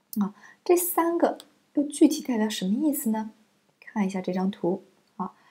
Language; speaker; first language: Chinese; native; Chinese